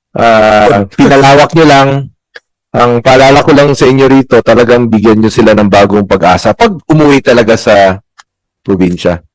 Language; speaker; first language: Filipino; native; Filipino